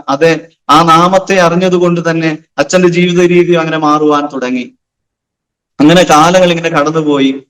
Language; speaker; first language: Malayalam; non-native, local second language; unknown